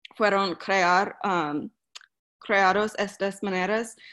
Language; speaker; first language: Spanish; non-native, learner; English